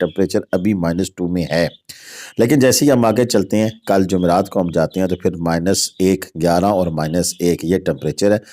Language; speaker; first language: Urdu; non-native, local second language; Pahari-Potwari